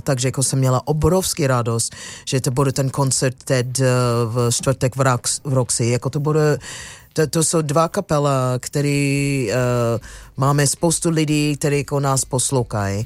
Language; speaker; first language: Czech; non-native, fluent; English